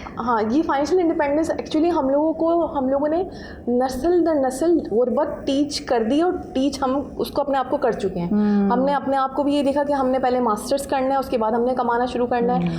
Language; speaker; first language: Urdu; native; Urdu